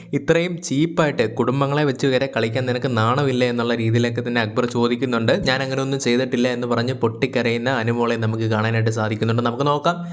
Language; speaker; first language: Malayalam; native; Malayalam